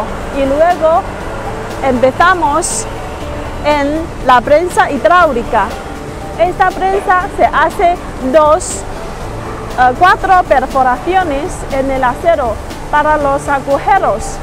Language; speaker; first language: Spanish; non-native, learner; Chinese